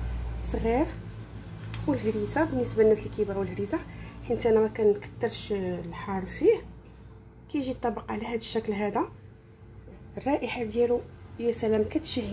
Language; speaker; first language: Arabic; native; Arabic